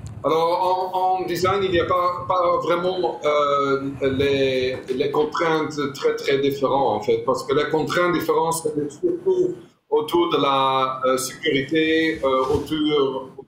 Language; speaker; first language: French; non-native, fluent; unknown